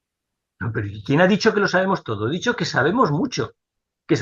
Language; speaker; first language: Spanish; native; Spanish